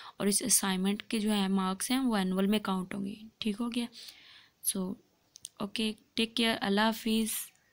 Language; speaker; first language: Urdu; non-native, local second language; Punjabi